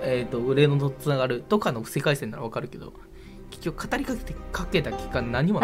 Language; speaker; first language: Japanese; native; Japanese